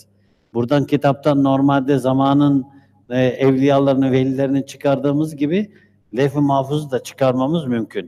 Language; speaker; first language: Turkish; native; Turkish